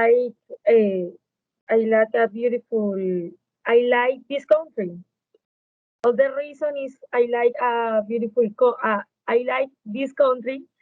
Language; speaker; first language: English; non-native, learner; Spanish